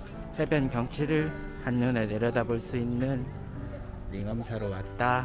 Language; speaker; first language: Korean; native; Korean